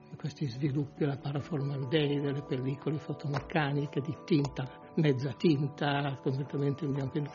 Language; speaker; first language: Italian; native; Italian